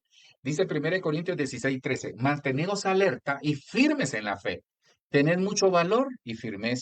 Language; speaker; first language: Spanish; native; Spanish